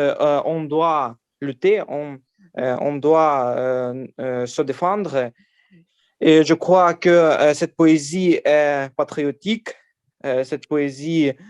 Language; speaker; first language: French; non-native, learner; Ukrainian